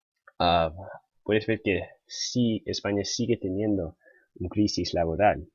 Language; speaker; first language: Spanish; non-native, fluent; English